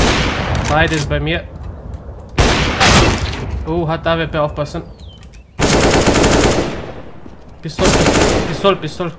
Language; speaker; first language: German; non-native, learner; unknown